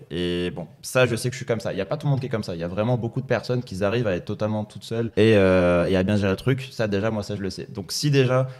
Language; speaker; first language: French; native; French